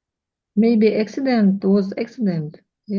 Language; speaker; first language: English; non-native, learner; Russian